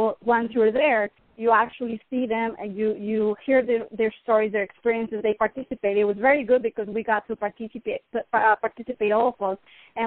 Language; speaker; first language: English; non-native, fluent; Spanish